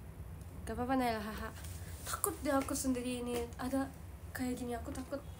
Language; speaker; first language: Indonesian; non-native, learner; Japanese